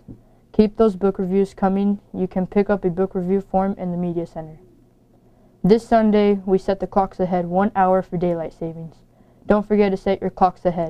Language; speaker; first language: English; native; English